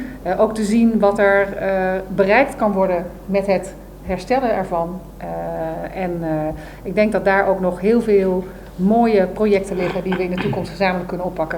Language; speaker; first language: Dutch; native; Dutch